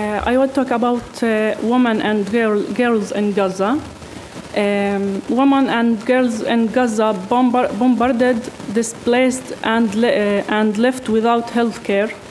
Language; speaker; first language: English; non-native, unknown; Arabic